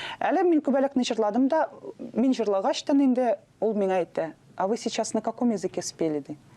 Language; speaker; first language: Tatar; non-native, local second language; Russian